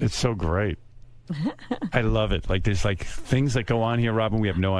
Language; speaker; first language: English; native; English